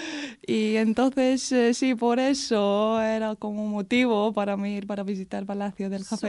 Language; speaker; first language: Spanish; non-native, fluent; Greek